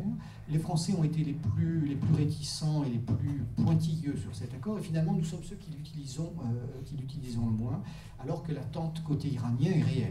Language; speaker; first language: French; native; French